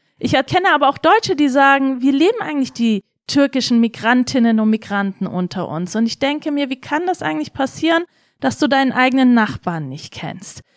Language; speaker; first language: German; early bilingual, other home language; Turkish